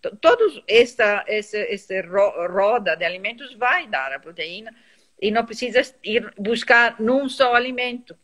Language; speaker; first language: Portuguese; non-native, fluent; Italian